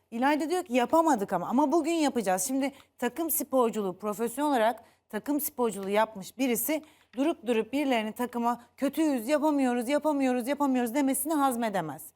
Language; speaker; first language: Turkish; native; Turkish